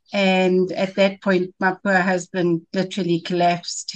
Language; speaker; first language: English; native; English